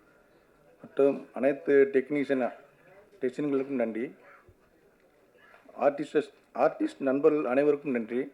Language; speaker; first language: Tamil; native; Tamil